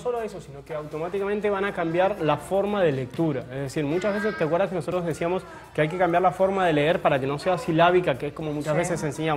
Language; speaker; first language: Spanish; native; Spanish